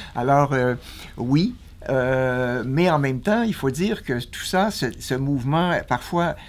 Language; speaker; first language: French; native; French